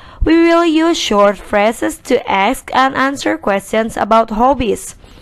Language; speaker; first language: English; non-native, fluent; Indonesian